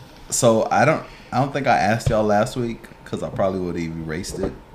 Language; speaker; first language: English; native; English